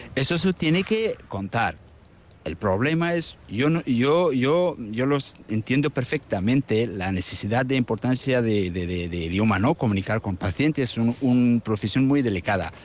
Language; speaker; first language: Spanish; non-native, fluent; Persian